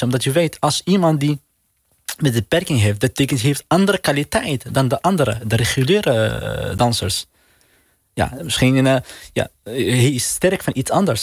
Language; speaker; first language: Dutch; non-native, learner; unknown